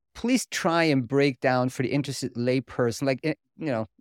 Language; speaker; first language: English; non-native, fluent; German